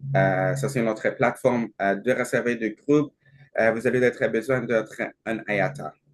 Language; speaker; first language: French; non-native, learner; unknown